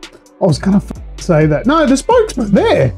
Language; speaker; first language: English; native; English